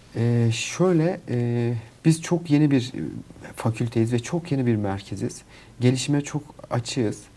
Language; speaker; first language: Turkish; native; Turkish